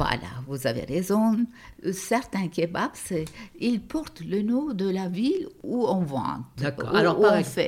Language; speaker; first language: French; non-native, fluent; Turkish